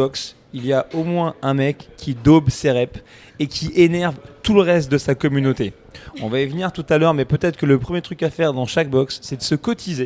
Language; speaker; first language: French; native; French